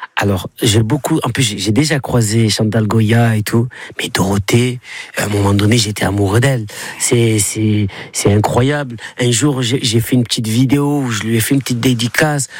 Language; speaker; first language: French; native; French